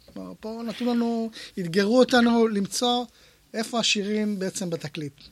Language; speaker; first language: Hebrew; native; Hebrew